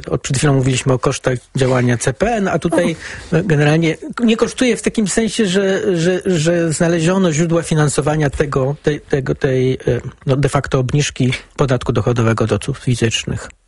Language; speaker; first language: Polish; native; Polish